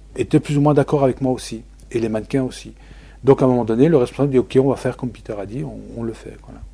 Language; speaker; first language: French; native; French